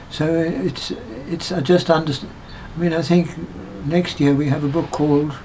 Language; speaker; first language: English; native; English